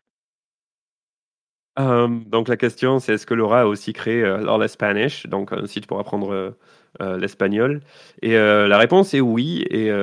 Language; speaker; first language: English; non-native, fluent; French